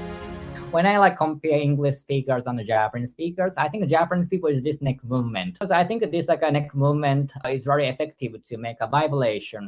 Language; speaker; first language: English; non-native, fluent; Japanese